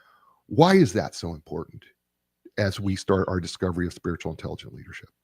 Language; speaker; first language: English; native; English